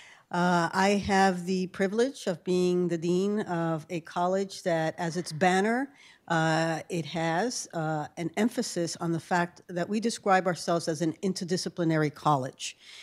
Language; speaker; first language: English; early bilingual, other home language; Spanish